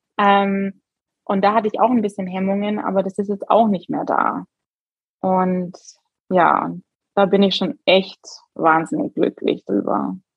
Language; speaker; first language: German; native; German